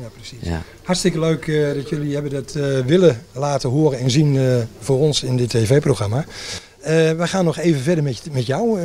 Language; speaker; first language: Dutch; native; Dutch